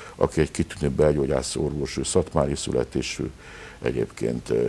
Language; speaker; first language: Hungarian; native; Hungarian